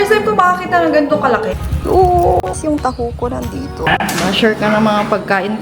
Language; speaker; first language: Filipino; native; Filipino